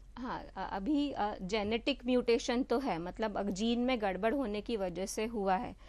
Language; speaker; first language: Hindi; non-native, local second language; Gujarati